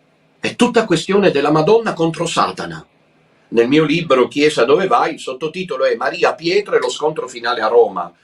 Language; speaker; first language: Italian; native; Italian